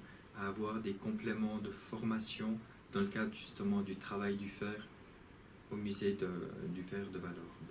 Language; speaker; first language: French; native; French